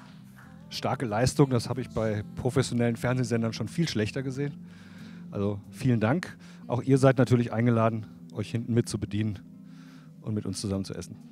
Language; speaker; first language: German; native; German